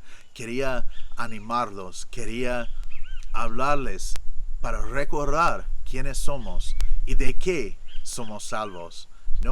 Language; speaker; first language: Spanish; non-native, fluent; English